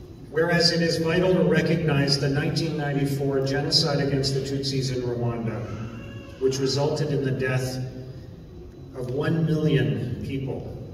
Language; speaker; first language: English; native; English